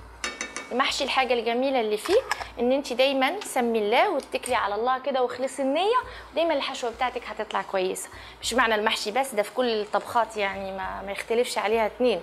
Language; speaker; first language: Arabic; native; Arabic